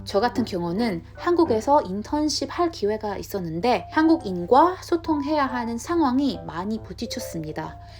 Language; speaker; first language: Korean; non-native, learner; Indonesian